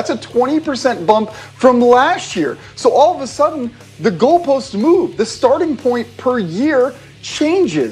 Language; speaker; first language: English; native; English